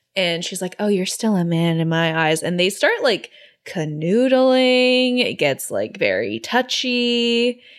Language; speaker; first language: English; native; English